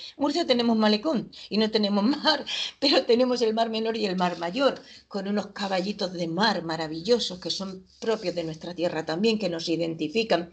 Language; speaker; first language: Spanish; native; Spanish